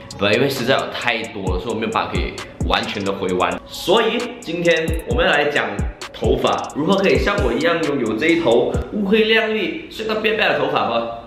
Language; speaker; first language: Chinese; native; Chinese